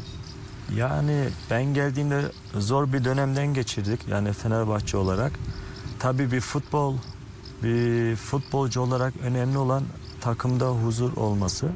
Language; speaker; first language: Turkish; early bilingual, heritage; Turkish